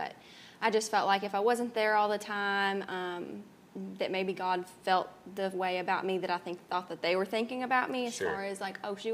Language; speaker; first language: English; native; English